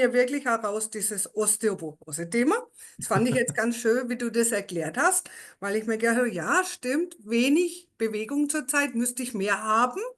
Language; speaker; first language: German; native; German